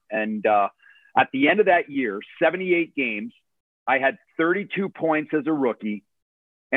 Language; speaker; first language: English; native; English